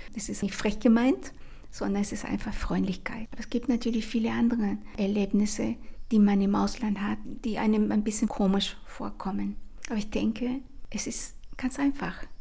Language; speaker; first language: German; non-native, fluent; Spanish